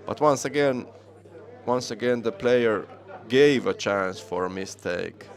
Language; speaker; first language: English; non-native, fluent; Finnish